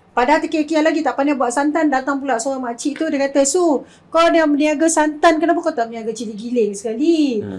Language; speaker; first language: Malay; native; Malay